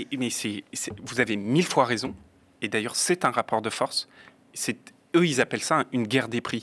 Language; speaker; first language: French; native; French